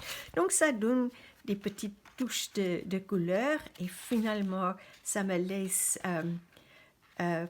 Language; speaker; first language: French; non-native, fluent; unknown